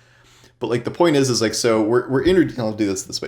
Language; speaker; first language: English; native; English